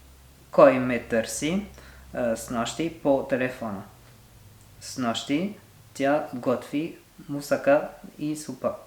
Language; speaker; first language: Bulgarian; non-native, learner; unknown